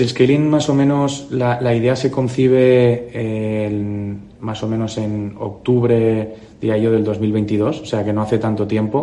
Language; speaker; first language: Spanish; native; Spanish